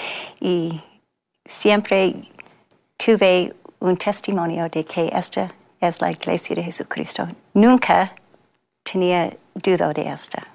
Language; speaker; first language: Spanish; non-native, fluent; English